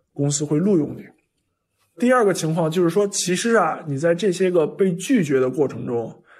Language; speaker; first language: Chinese; native; Chinese